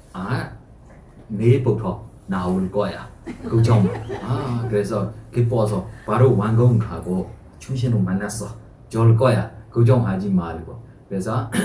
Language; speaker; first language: Korean; non-native, fluent; Burmese